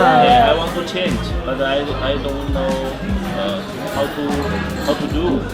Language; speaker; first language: English; non-native, learner; Chinese